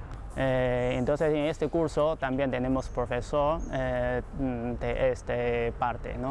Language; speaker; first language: Spanish; non-native, fluent; Chinese